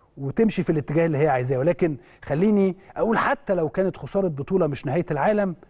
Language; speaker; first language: Arabic; native; Arabic